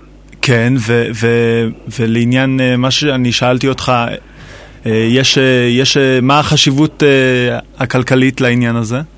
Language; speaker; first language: Hebrew; native; Hebrew